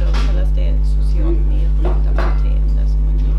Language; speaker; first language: Swedish; native; Swedish